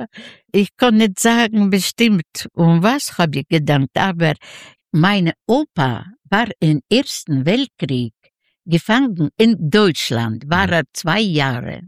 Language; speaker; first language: German; non-native, learner; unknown